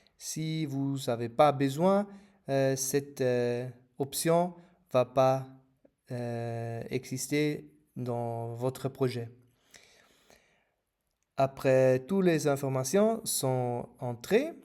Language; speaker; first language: French; non-native, fluent; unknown